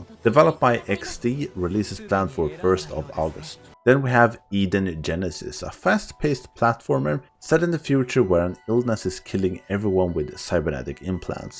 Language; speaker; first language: English; non-native, fluent; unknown